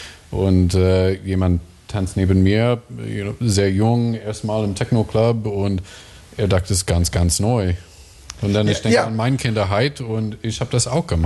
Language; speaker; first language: German; non-native, fluent; English